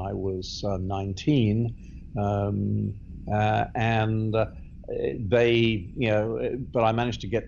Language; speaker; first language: English; native; English